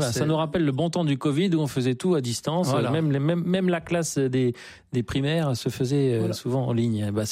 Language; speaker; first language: French; native; French